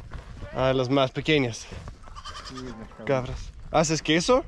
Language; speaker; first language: Spanish; non-native, fluent; Danish